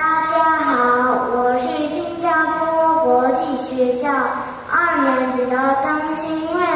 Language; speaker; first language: Chinese; non-native, learner; Korean